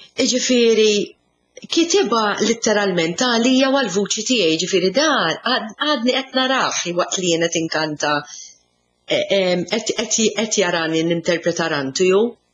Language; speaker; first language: Maltese; early bilingual, other home language; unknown